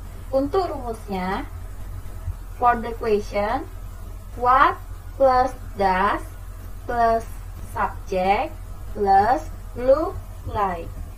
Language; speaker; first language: English; non-native, fluent; Indonesian